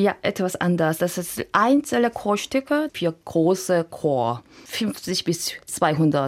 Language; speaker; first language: German; non-native, fluent; Korean